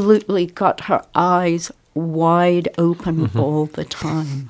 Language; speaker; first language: English; native; English